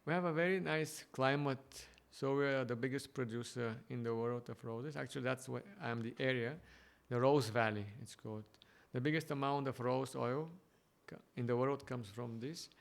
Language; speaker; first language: English; non-native, fluent; Bulgarian